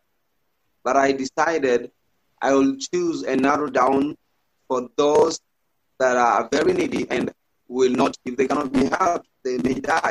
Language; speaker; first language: English; non-native, local second language; Gusii